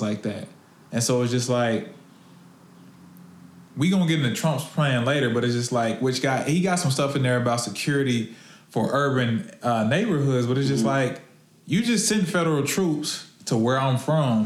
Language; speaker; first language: English; native; English